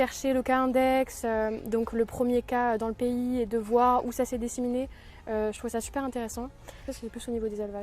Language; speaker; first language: French; native; French